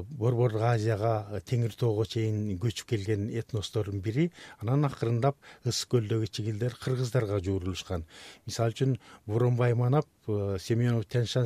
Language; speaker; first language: Kyrgyz; native; Kyrgyz